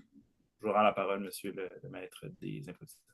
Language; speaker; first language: French; native; French